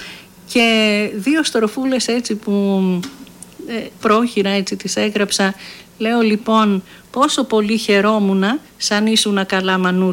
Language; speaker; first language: Greek; native; Greek